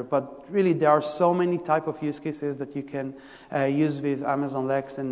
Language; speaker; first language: English; non-native, fluent; Hebrew